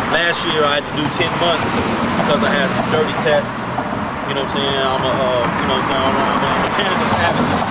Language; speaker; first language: English; native; English